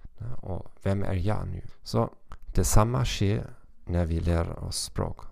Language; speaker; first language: Swedish; non-native, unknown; German